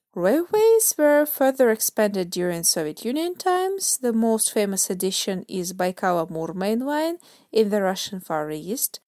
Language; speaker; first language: English; non-native, fluent; Russian